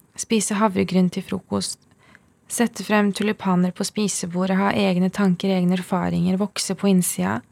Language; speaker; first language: Norwegian; early bilingual, other home language; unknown